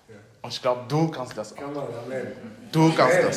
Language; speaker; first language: German; non-native, fluent; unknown